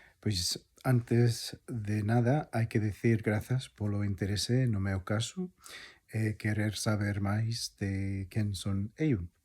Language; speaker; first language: Galician; non-native, fluent; English